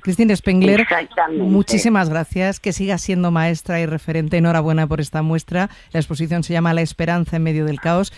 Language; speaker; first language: Spanish; native; Spanish